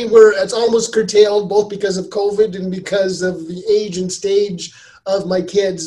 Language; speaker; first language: English; native; English